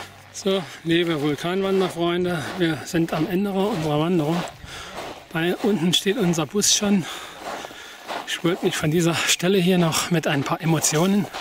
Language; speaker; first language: German; native; German